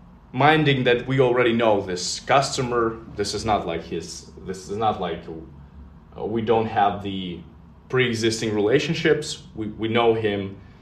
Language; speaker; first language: English; non-native, fluent; Ukrainian